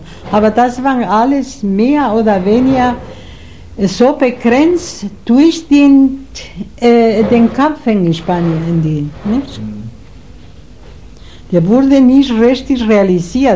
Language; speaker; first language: German; non-native, learner; Spanish